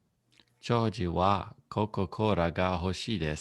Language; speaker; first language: Japanese; non-native, learner; English